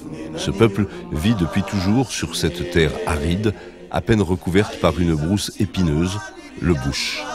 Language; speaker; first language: French; native; French